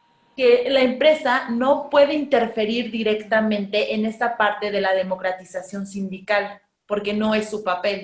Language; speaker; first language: Spanish; native; Spanish